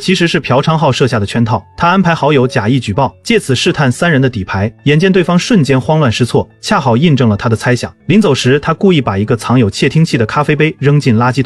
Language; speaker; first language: Chinese; native; Chinese